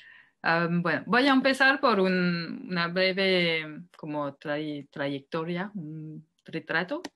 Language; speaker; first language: Spanish; non-native, fluent; French